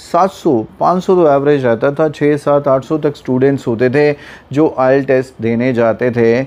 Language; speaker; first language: Hindi; native; Hindi